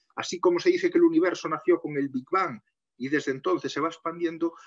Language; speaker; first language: Spanish; native; Spanish